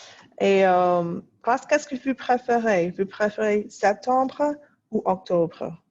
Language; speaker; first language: French; non-native, fluent; English